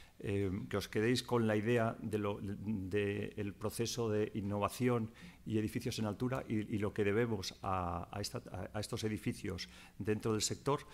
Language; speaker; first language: Spanish; native; Spanish